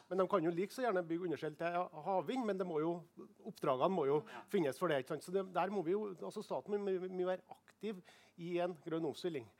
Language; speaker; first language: Norwegian; native; Norwegian